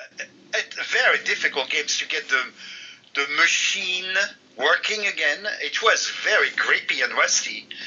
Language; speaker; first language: English; non-native, fluent; French